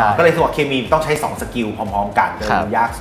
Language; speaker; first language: Thai; native; Thai